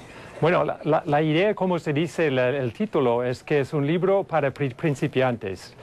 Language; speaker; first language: Spanish; non-native, fluent; English